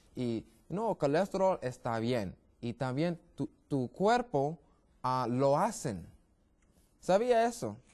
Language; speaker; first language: Spanish; non-native, learner; English